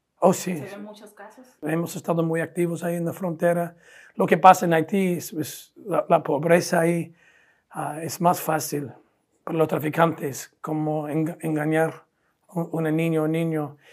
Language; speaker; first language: Spanish; non-native, fluent; English